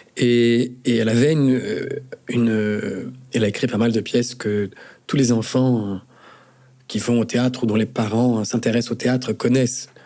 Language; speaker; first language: French; non-native, fluent; Portuguese